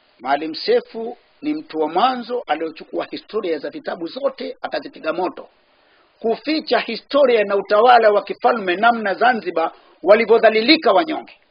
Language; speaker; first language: Swahili; native; Swahili